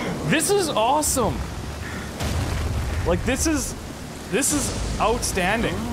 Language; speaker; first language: English; native; English